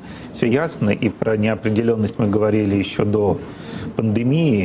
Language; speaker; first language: Russian; native; Russian